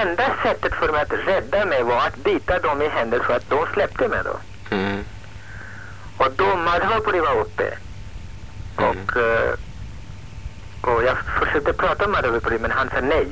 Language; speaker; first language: Swedish; non-native, fluent; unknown